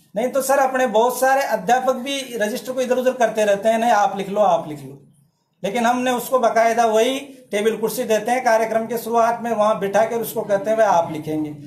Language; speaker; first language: Hindi; native; Hindi